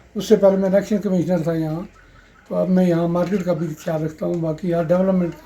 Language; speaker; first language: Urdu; non-native, local second language; Kashmiri